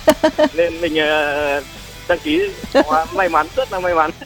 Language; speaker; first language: Vietnamese; native; Vietnamese